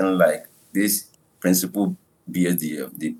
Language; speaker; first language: English; non-native, local second language; Igbo